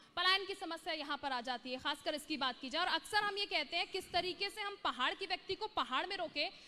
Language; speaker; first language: Hindi; native; Hindi